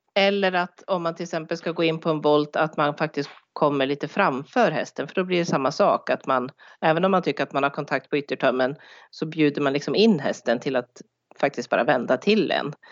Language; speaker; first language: Swedish; native; Swedish